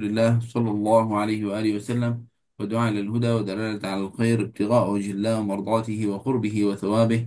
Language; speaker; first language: Arabic; non-native, fluent; Malay